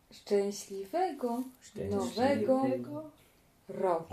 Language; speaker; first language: Polish; non-native, learner; French